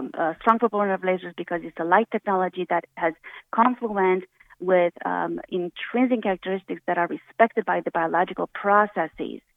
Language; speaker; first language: English; early bilingual, other home language; Romanian